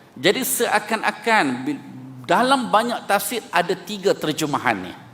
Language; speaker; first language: Malay; native; Malay